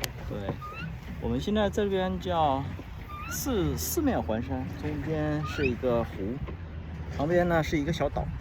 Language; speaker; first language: Chinese; native; Chinese